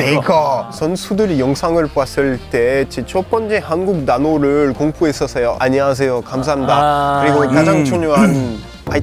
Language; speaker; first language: Korean; non-native, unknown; French